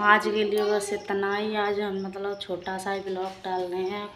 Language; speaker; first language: Hindi; native; Hindi